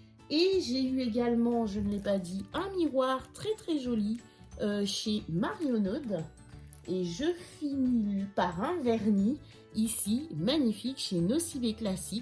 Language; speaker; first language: French; native; French